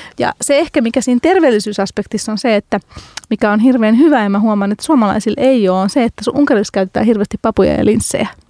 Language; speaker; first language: Finnish; early bilingual, other home language; Hungarian